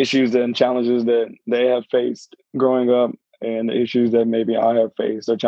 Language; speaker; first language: English; native; English